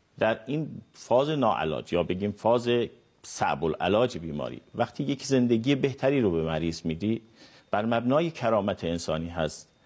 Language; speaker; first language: Persian; native; Persian